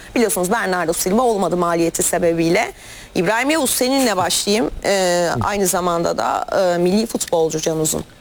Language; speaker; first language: Turkish; native; Turkish